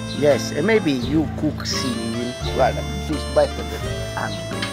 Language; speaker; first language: English; non-native, learner; Italian